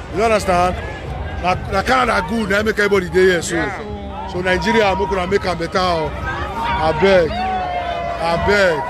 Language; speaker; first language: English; non-native, local second language; Bini